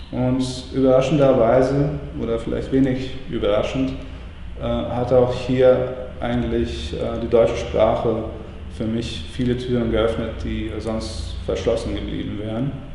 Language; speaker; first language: German; non-native, fluent; Latvian